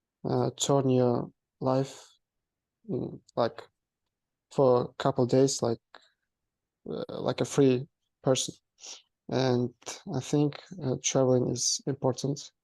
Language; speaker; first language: English; non-native, learner; Kazakh